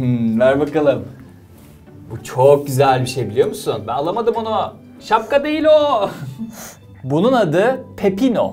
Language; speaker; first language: Turkish; native; Turkish